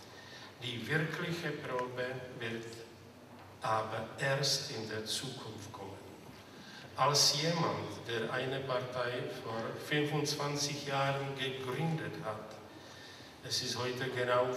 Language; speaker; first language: German; non-native, fluent; Czech